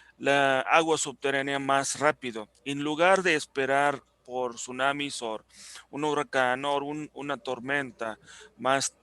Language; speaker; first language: Spanish; non-native, fluent; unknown